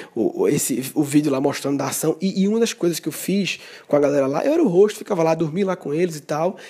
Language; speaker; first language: Portuguese; native; Portuguese